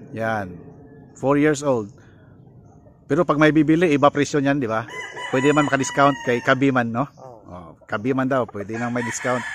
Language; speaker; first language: Filipino; non-native, local second language; Cebuano